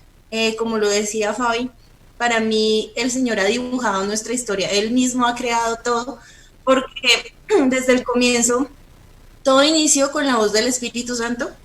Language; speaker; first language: Spanish; native; Spanish